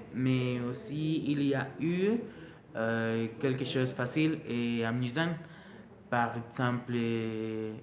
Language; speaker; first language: French; non-native, learner; Spanish